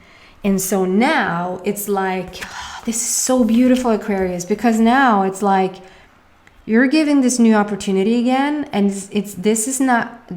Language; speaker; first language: English; non-native, fluent; Swedish